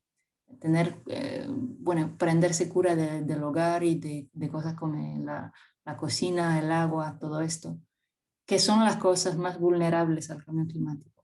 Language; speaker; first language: Spanish; non-native, fluent; French